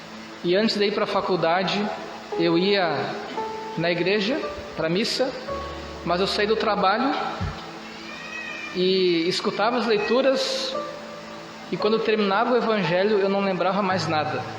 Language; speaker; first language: Portuguese; native; Portuguese